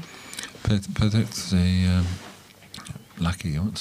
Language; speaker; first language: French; non-native, learner; English